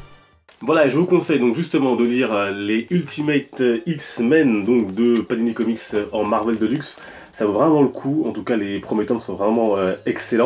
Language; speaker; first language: French; native; French